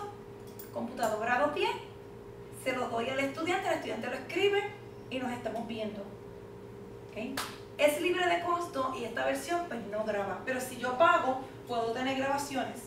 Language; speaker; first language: Spanish; native; Spanish